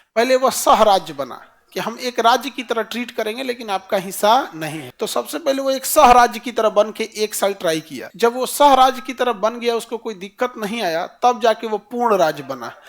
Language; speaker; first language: Hindi; native; Hindi